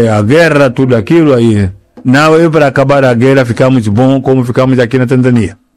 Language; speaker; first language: Portuguese; non-native, local second language; Yao